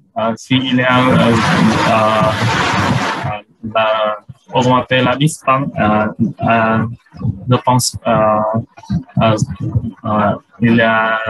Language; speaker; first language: French; non-native, learner; Vietnamese